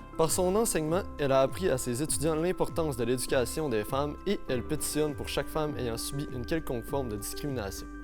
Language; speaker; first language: French; native; French